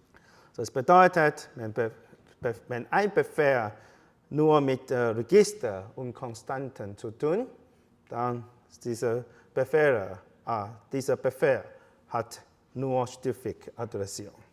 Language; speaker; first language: German; non-native, fluent; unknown